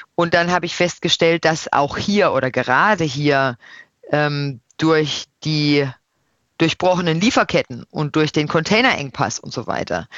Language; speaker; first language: German; native; German